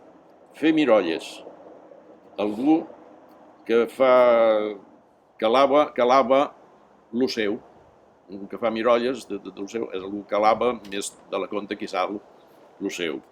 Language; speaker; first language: Catalan; native; Catalan